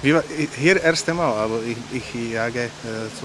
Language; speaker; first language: German; non-native, learner; Slovak